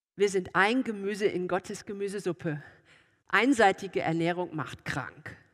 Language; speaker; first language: German; native; German